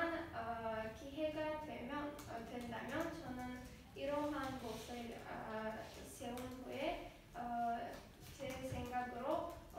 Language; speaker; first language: Korean; non-native, learner; Azerbaijani